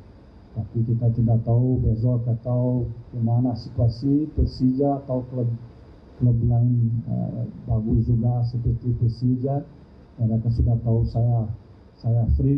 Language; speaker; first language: Indonesian; non-native, fluent; Thai